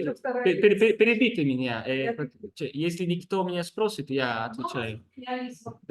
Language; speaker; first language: Russian; non-native, fluent; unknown